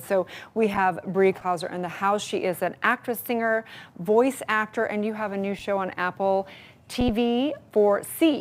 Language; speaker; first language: English; native; English